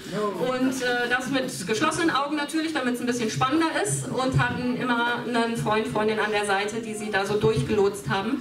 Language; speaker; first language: German; native; German